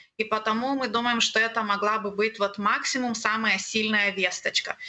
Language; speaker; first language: Russian; non-native, learner; Lithuanian